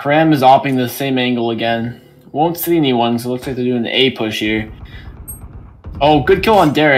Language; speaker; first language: English; native; English